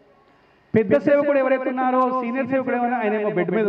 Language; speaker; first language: Telugu; native; Telugu